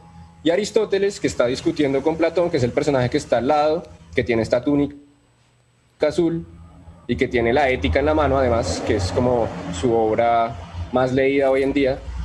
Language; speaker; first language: Spanish; native; Spanish